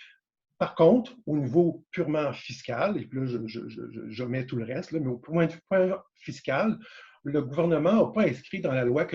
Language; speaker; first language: French; native; French